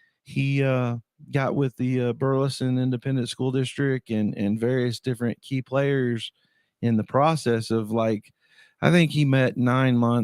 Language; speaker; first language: English; native; English